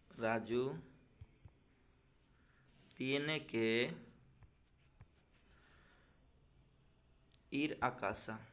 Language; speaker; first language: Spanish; non-native, learner; Hindi